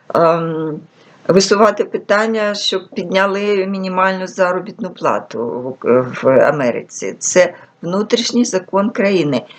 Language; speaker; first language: Ukrainian; non-native, local second language; Russian